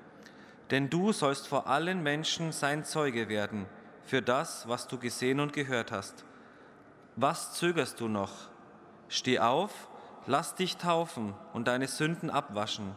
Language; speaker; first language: German; native; German